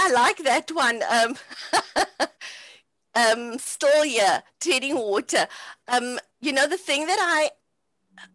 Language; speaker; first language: English; native; English